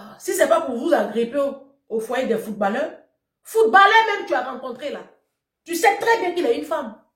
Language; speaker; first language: French; native; French